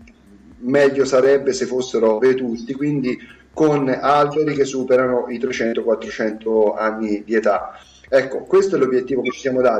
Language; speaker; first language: Italian; native; Italian